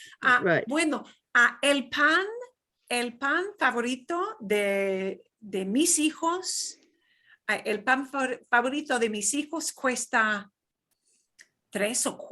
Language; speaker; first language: Spanish; non-native, fluent; English